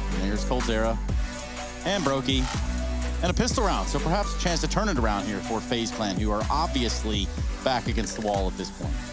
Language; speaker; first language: English; native; English